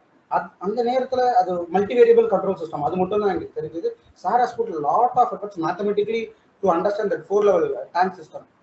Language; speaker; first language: Tamil; native; Tamil